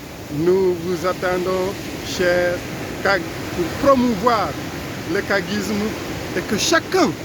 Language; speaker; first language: French; non-native, local second language; Wolof